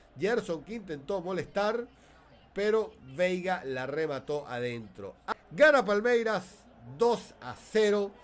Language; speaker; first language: Spanish; native; Spanish